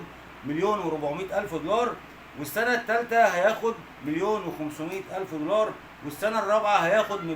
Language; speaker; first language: Arabic; native; Arabic